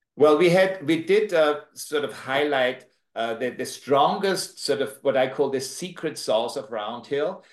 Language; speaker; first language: English; non-native, fluent; German